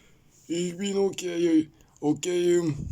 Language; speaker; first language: German; non-native, learner; Bulgarian